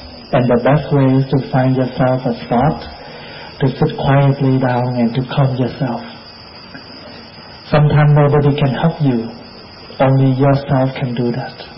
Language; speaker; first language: English; non-native, fluent; Vietnamese